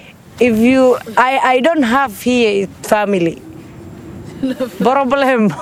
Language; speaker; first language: English; non-native, learner; Somali